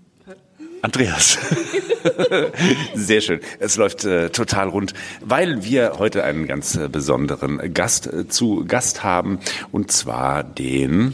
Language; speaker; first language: German; native; German